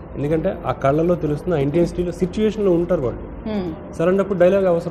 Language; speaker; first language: Telugu; native; Telugu